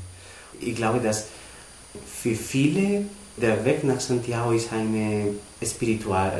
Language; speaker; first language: German; non-native, learner; Spanish